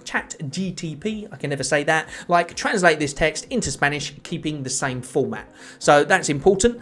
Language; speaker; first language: English; native; English